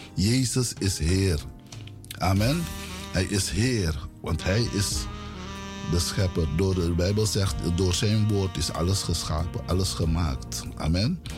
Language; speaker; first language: Dutch; non-native, local second language; Sranan Tongo